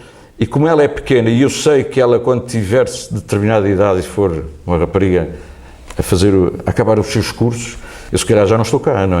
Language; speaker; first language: Portuguese; native; Portuguese